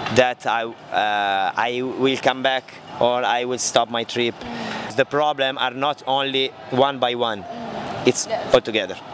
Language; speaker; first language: English; non-native, learner; Italian